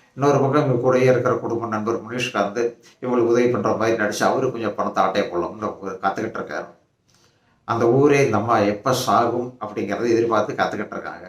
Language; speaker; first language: Tamil; native; Tamil